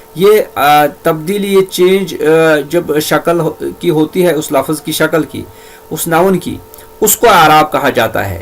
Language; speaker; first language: Urdu; native; Urdu